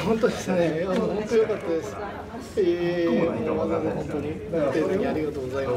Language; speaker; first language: Japanese; native; Japanese